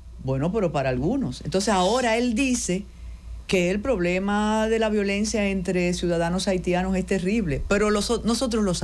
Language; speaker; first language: Spanish; native; Spanish